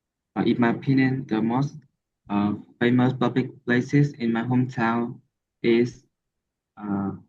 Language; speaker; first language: English; non-native, learner; Vietnamese